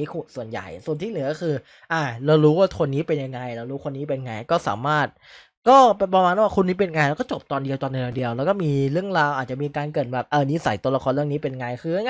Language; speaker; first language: Thai; native; Thai